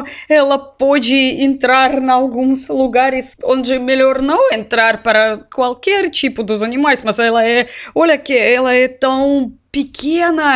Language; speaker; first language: Portuguese; non-native, learner; Russian